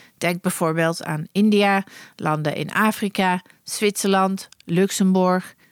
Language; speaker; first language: Dutch; non-native, fluent; English